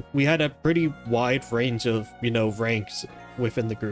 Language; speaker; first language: English; native; English